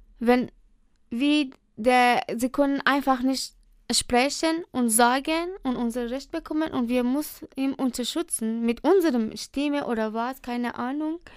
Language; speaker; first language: German; non-native, learner; Persian